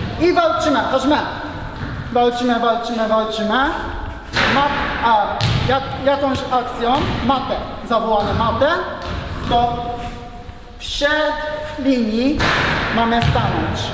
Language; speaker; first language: Polish; non-native, learner; Japanese